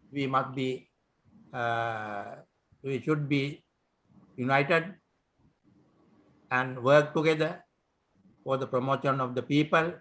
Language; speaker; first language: English; non-native, local second language; Sinhala